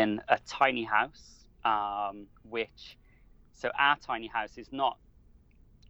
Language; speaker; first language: English; native; English